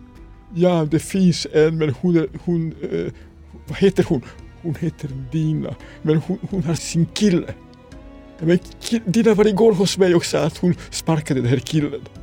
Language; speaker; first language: Swedish; non-native, fluent; Serbian